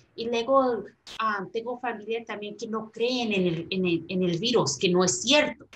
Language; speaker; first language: Spanish; early bilingual, heritage; Spanish